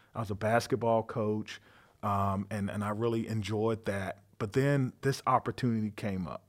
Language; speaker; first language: English; native; English